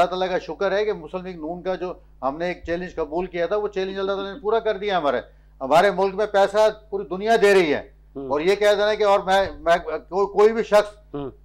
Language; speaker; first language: Urdu; native; Urdu